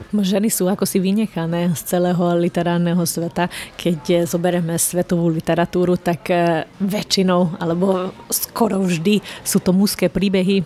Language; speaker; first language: Slovak; non-native, local second language; Hungarian